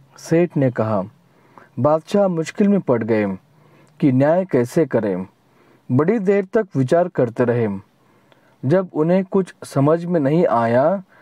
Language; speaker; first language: Hindi; non-native, local second language; Marathi